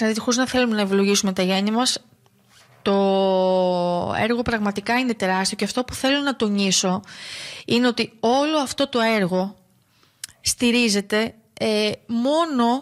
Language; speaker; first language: Greek; native; Greek